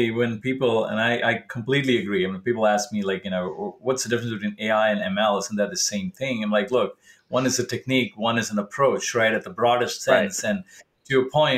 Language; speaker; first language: English; non-native, local second language; Tamil